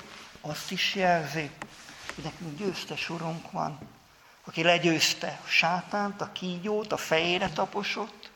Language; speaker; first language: Hungarian; native; Hungarian